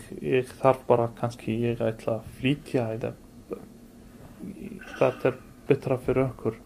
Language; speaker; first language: Icelandic; non-native, learner; Arabic